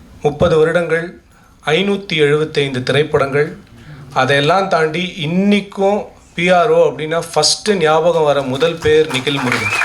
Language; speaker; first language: Tamil; native; Tamil